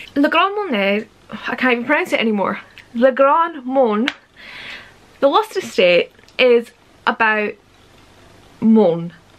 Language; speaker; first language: English; native; English